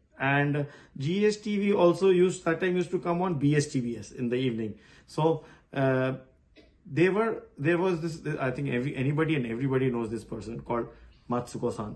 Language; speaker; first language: English; non-native, local second language; Hindi